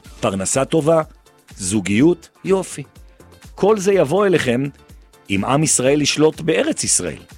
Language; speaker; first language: Hebrew; native; Hebrew